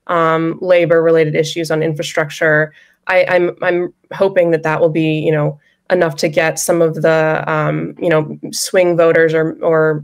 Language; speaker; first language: English; native; English